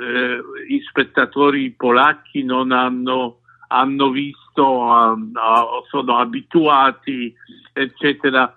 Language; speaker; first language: Italian; non-native, fluent; Polish